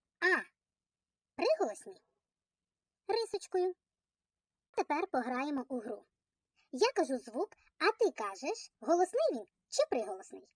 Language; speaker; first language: Ukrainian; native; Ukrainian